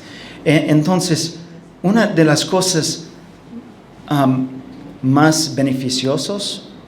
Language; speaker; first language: Spanish; non-native, fluent; English